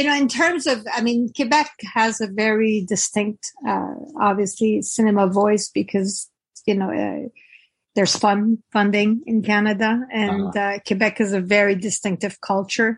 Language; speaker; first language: English; non-native, fluent; French